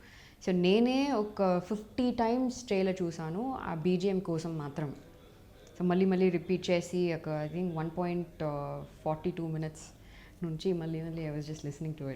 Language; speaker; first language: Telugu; non-native, fluent; Tamil